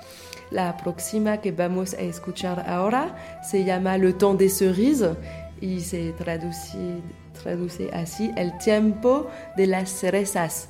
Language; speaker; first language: Spanish; non-native, learner; French